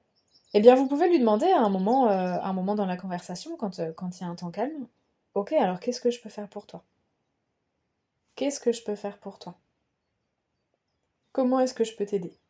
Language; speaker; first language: French; native; French